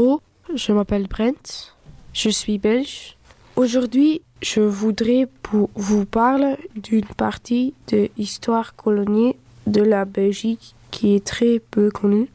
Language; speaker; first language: French; early bilingual, other home language; Dutch